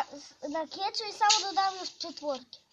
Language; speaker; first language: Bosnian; early bilingual, heritage; Bosnian